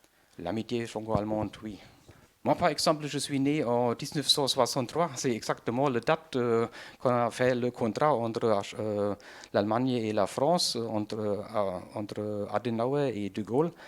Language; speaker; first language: French; non-native, learner; German